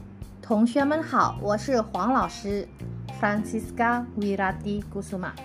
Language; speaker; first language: Chinese; non-native, fluent; Indonesian